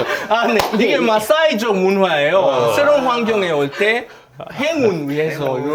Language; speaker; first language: Korean; non-native, fluent; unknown